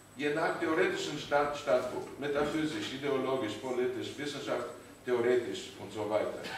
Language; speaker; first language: German; non-native, learner; Romanian